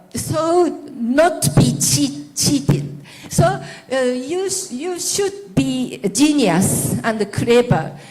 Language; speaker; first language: English; non-native, learner; Japanese